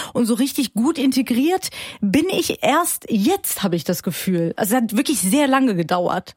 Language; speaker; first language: German; early bilingual, other home language; Persian